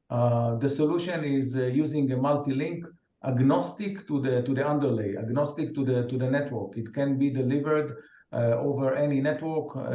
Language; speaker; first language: English; non-native, fluent; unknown